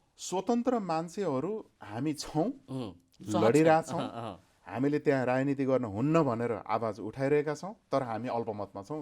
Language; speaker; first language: Nepali; native; Nepali